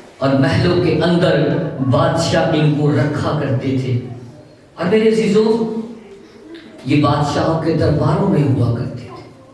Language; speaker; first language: Urdu; non-native, local second language; Punjabi